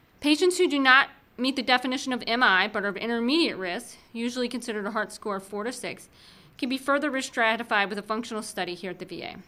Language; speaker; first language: English; native; English